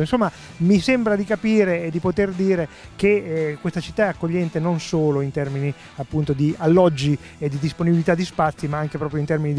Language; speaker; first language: Italian; native; Italian